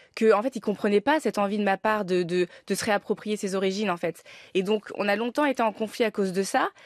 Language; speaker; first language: French; native; French